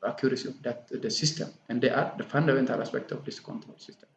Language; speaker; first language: English; non-native, local second language; Amharic